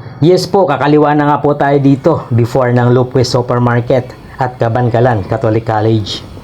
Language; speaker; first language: Filipino; non-native, local second language; Hiligaynon